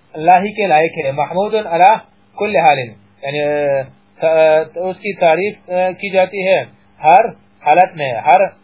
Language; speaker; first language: Urdu; non-native, local second language; Pashto